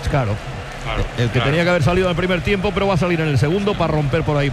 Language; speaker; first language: Spanish; native; Spanish